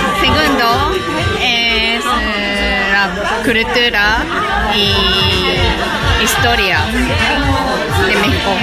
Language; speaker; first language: Spanish; non-native, learner; Japanese